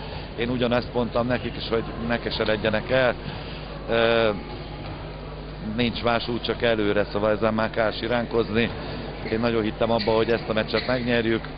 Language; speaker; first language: Hungarian; native; Hungarian